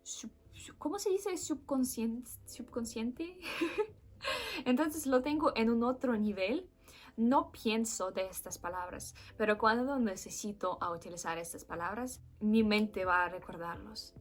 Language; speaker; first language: Spanish; non-native, fluent; Russian